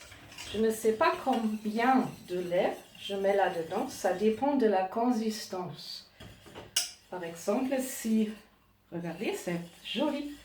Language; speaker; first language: French; non-native, learner; German